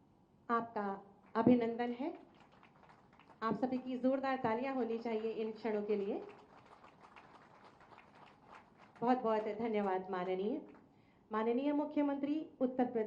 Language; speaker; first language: Hindi; native; Hindi